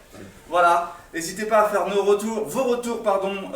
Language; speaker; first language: French; native; French